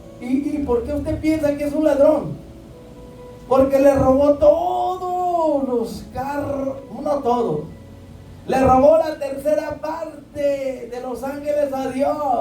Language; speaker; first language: Spanish; native; Spanish